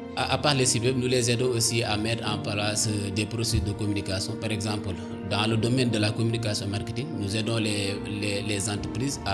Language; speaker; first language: French; non-native, local second language; Wolof